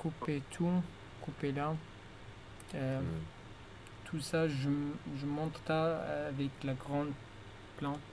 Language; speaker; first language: French; non-native, learner; Kurdish